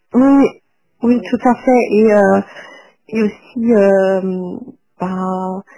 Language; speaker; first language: French; non-native, fluent; German